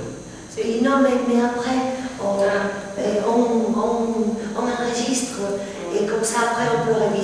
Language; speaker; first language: French; non-native, fluent; Spanish